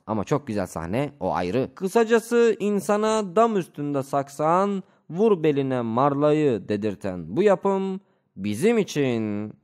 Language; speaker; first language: Turkish; native; Turkish